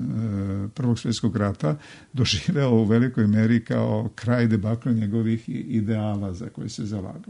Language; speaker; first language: Serbian; native; Serbian